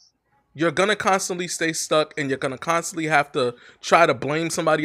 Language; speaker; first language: English; native; English